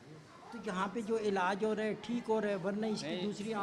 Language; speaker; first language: Urdu; native; Urdu